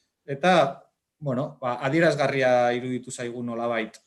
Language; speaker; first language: Basque; native; Basque